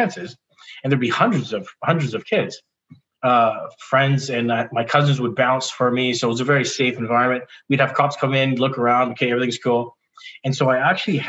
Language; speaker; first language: English; native; English